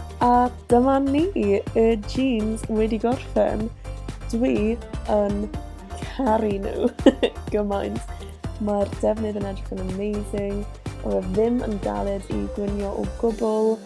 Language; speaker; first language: Welsh; non-native, local second language; English